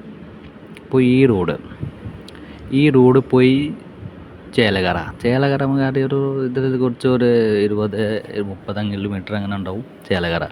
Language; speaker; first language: Malayalam; non-native, learner; Hindi